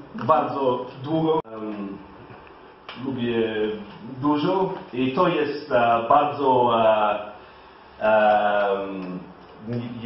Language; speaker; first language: Polish; non-native, learner; English